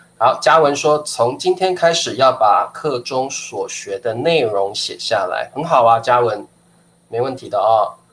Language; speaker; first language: Chinese; native; Chinese